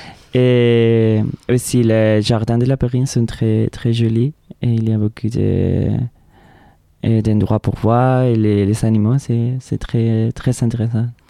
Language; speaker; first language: French; non-native, learner; Spanish